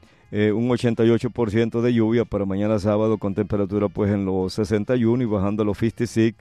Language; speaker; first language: Spanish; native; Spanish